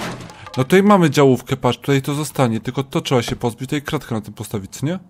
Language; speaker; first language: Polish; native; Polish